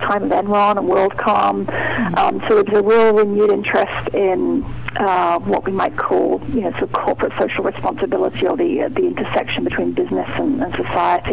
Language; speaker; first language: English; native; English